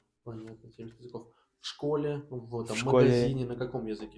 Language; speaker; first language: Russian; native; Russian